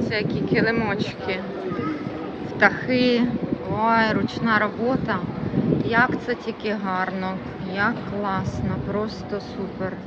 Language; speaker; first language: Ukrainian; non-native, local second language; Russian